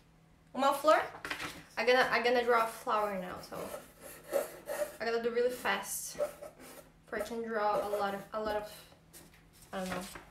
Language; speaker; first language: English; non-native, learner; Portuguese